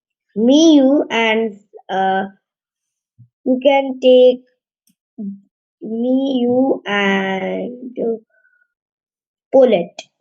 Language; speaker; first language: English; non-native, learner; Hindi